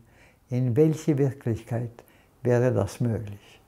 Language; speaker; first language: German; non-native, fluent; Norwegian